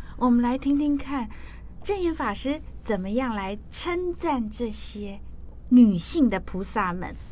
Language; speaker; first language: Chinese; native; Chinese